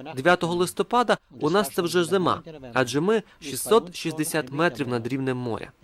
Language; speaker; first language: Ukrainian; non-native, local second language; German